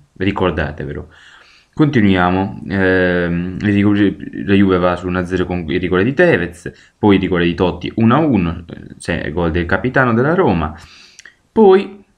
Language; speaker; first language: Italian; native; Italian